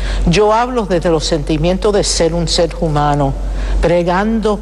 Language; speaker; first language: Spanish; early bilingual, heritage; Spanish